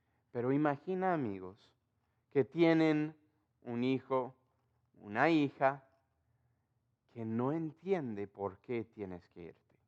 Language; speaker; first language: Spanish; non-native, fluent; English